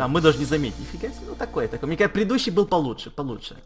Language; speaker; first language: Russian; native; Russian